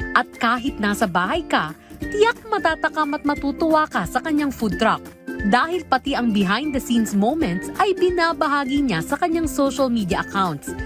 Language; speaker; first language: Filipino; native; Filipino